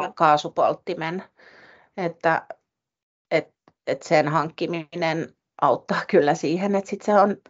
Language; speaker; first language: Finnish; native; Finnish